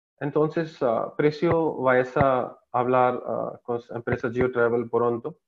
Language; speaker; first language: Spanish; non-native, learner; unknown